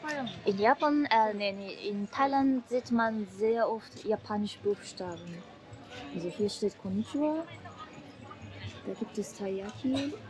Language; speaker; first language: German; non-native, learner; Japanese